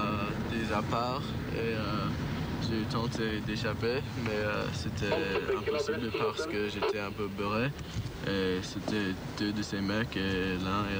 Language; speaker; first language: French; non-native, learner; English